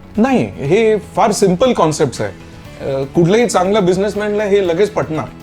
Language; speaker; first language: Marathi; non-native, local second language; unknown